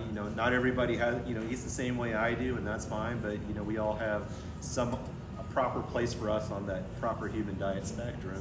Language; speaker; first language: English; native; English